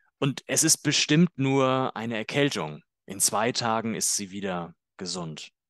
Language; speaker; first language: German; native; German